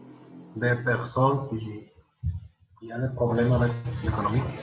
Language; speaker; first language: French; non-native, learner; Spanish